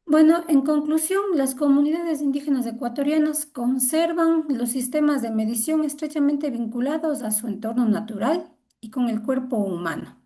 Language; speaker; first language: Spanish; native; Spanish